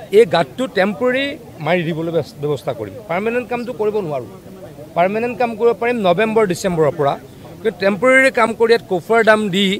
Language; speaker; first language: Assamese; native; Assamese